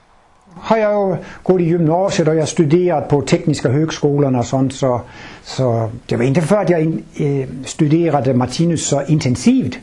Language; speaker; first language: Swedish; non-native, fluent; Danish